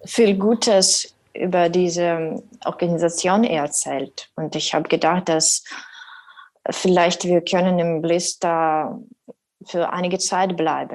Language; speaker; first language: German; non-native, learner; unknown